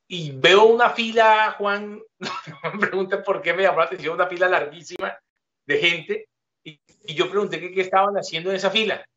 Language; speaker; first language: Spanish; native; Spanish